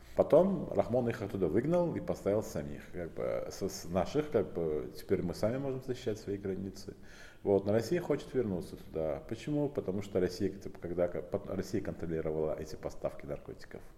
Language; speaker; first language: Russian; non-native, local second language; Tajik